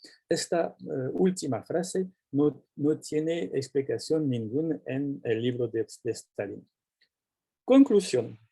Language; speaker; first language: Spanish; non-native, fluent; French